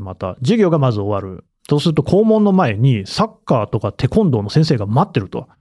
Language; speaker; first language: Japanese; native; Japanese